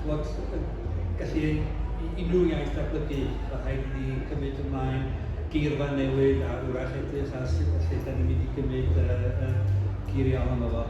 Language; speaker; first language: Welsh; native; Welsh